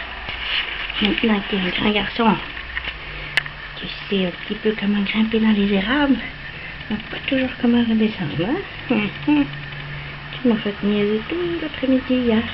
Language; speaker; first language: French; native; French